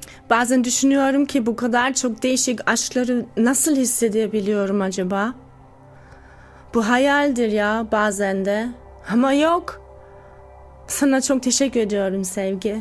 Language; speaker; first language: Turkish; early bilingual, heritage; Turkish